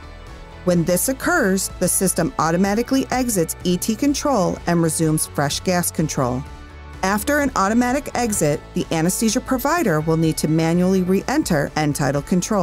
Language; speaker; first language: English; native; English